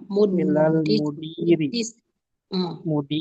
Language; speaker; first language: Arabic; non-native, fluent; Indonesian